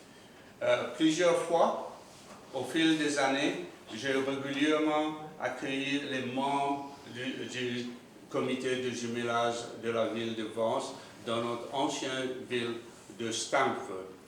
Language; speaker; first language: French; non-native, local second language; Morisyen